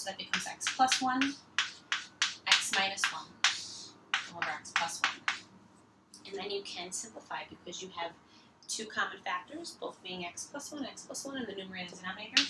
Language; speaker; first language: English; native; English